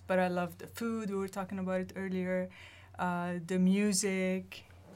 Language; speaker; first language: English; non-native, fluent; Arabic